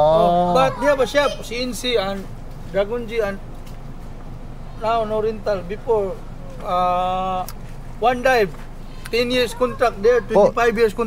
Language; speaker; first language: English; non-native, learner; Cebuano